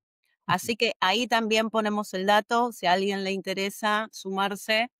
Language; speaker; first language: Spanish; native; Spanish